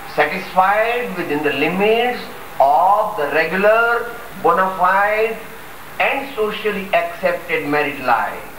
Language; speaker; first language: English; non-native, local second language; Gujarati